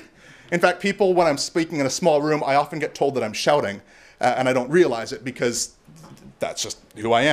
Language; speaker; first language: English; native; English